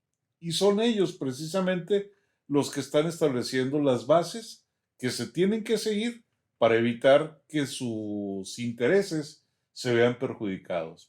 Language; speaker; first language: Spanish; native; Spanish